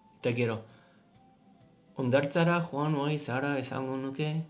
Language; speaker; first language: Basque; non-native, learner; English